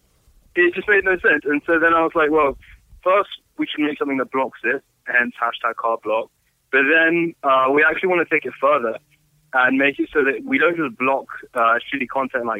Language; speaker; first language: English; native; English